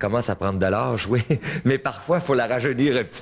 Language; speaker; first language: French; native; French